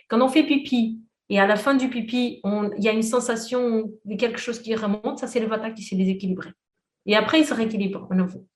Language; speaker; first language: French; non-native, fluent; Portuguese